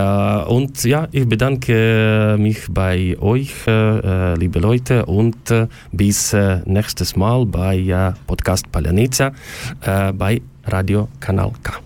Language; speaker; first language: German; non-native, learner; Ukrainian